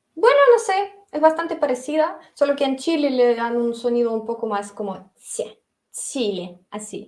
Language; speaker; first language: Spanish; non-native, fluent; Russian